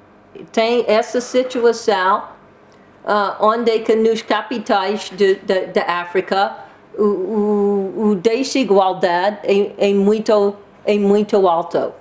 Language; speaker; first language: Portuguese; non-native, learner; English